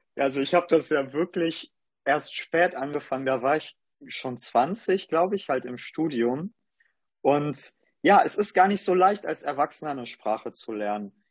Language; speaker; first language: German; native; German